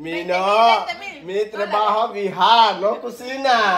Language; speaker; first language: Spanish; non-native, learner; Telugu